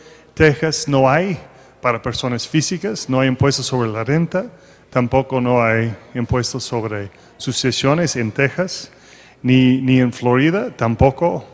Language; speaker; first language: Spanish; non-native, fluent; English